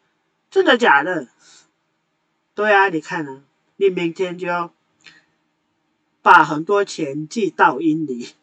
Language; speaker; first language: Chinese; non-native, fluent; Indonesian